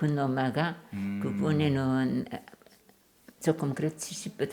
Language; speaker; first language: Korean; non-native, learner; German